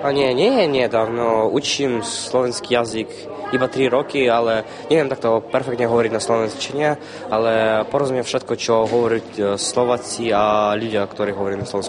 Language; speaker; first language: Slovak; non-native, learner; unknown